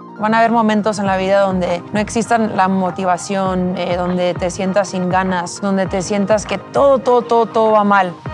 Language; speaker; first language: Spanish; early bilingual, heritage; Spanish